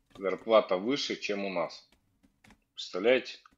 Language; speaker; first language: Russian; native; Russian